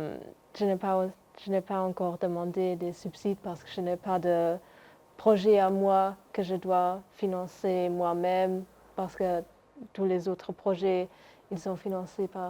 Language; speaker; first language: French; non-native, local second language; Luxembourgish